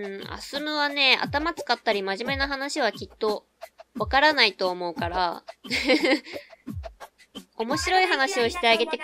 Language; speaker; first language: Japanese; native; Japanese